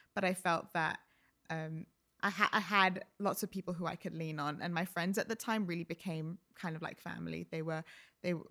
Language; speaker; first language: English; native; English